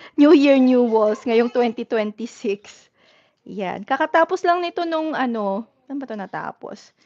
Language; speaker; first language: Filipino; native; Filipino